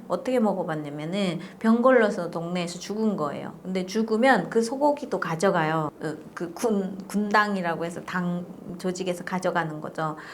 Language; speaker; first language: Korean; native; Korean